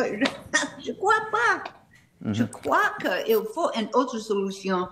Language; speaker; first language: French; non-native, fluent; English